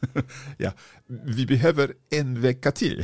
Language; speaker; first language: Swedish; non-native, learner; English